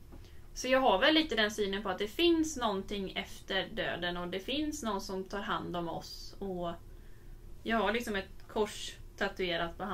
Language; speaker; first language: Swedish; native; Swedish